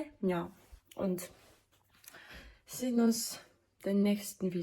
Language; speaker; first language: German; non-native, learner; Mongolian